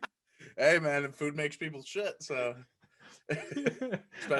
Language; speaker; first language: English; native; English